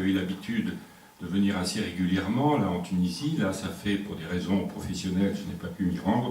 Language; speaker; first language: French; native; French